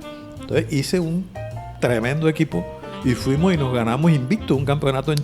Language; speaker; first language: Spanish; native; Spanish